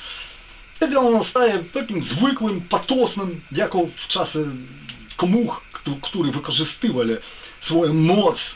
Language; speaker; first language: Polish; non-native, learner; Ukrainian